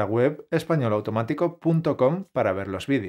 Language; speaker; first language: Spanish; native; Spanish